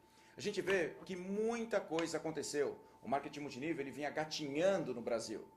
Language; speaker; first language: Portuguese; native; Portuguese